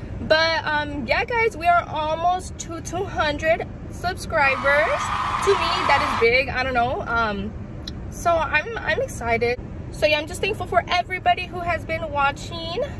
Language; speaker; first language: English; early bilingual, other home language; Spanish